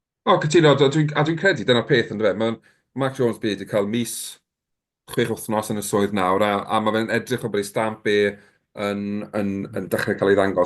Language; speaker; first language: Welsh; native; Welsh